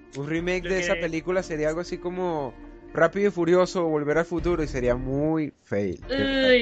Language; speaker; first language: Spanish; native; Spanish